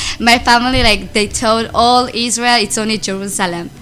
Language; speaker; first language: English; non-native, learner; Amharic